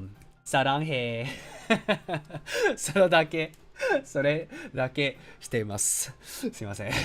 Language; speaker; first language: Japanese; non-native, learner; English